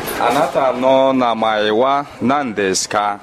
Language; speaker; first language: Japanese; non-native, fluent; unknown